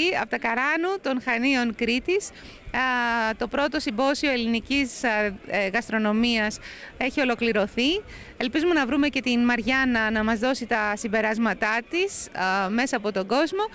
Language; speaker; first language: Greek; native; Greek